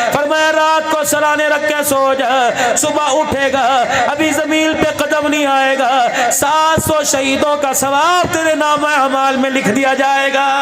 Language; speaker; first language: Urdu; non-native, local second language; Punjabi